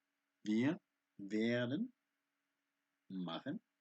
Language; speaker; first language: German; non-native, fluent; French